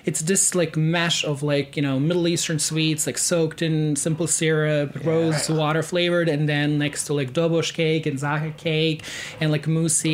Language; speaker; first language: English; non-native, fluent; Serbian